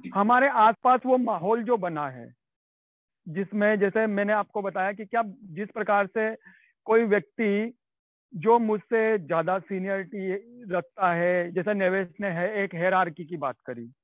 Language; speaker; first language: Hindi; native; Hindi